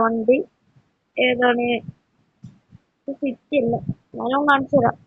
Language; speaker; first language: Malayalam; native; Malayalam